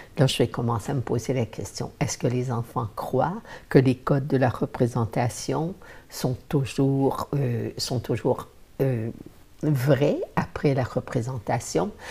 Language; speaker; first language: French; native; French